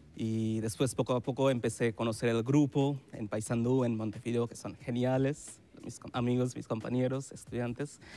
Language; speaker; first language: Spanish; non-native, fluent; Bangla